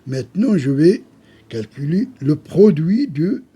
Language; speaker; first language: French; non-native, local second language; Arabic